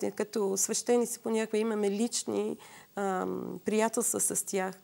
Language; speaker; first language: Bulgarian; non-native, fluent; Assyrian Neo-Aramaic